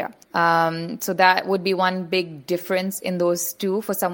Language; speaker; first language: English; non-native, local second language; Hindi